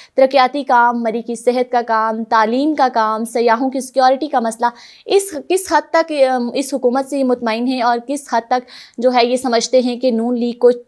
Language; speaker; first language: Urdu; native; Urdu